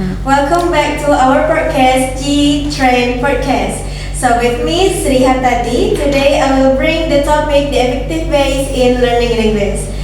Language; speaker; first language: English; non-native, learner; Indonesian